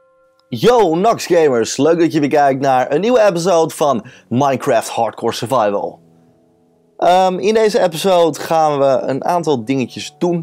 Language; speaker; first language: Dutch; native; Dutch